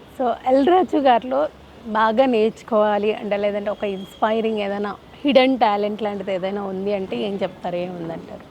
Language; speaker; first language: Telugu; native; Telugu